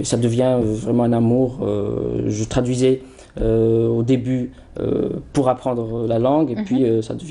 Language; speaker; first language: French; non-native, local second language; Arabic